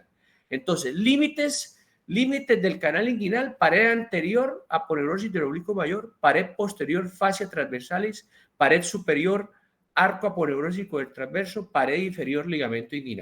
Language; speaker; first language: Spanish; native; Spanish